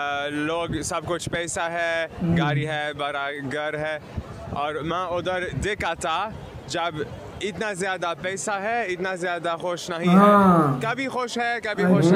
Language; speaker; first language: Hindi; non-native, learner; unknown